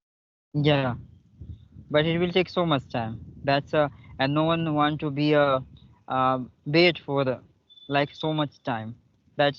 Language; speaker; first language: English; non-native, local second language; Hindi